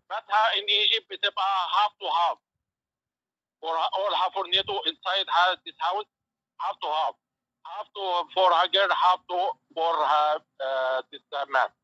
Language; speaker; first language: English; non-native, learner; Arabic